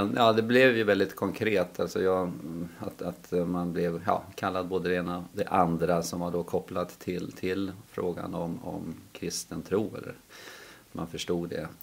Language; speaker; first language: Swedish; early bilingual, heritage; Swedish